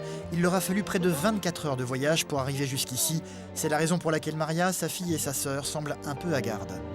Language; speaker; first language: French; native; French